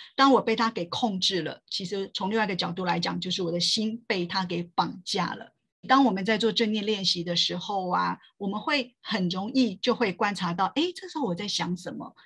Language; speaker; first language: Chinese; native; Chinese